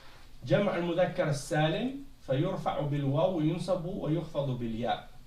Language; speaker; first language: Arabic; non-native, fluent; French